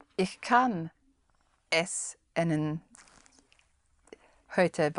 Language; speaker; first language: German; non-native, learner; English